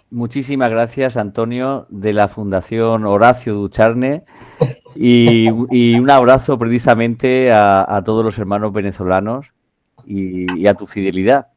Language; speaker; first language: Spanish; native; Spanish